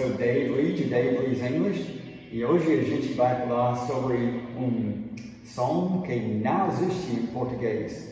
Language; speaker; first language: Portuguese; non-native, fluent; English